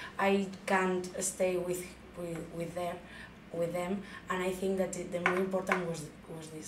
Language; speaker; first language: English; non-native, learner; Spanish